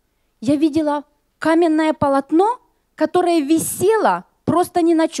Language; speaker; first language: Russian; native; Russian